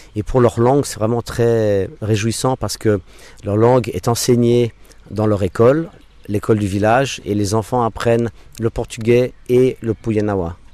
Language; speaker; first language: French; non-native, local second language; English